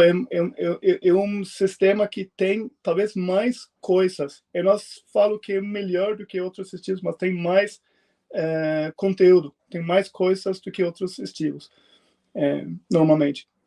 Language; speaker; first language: Portuguese; non-native, fluent; Swedish